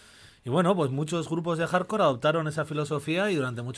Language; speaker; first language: Spanish; native; Spanish